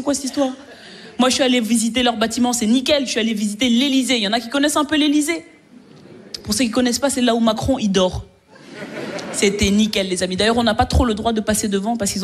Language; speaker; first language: French; native; French